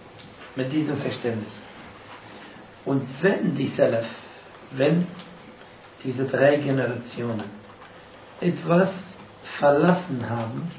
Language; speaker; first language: German; non-native, fluent; Arabic